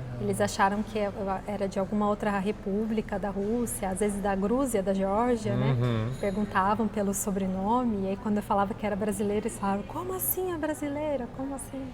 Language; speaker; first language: Portuguese; native; Portuguese